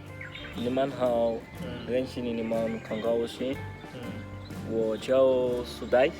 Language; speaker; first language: Chinese; non-native, learner; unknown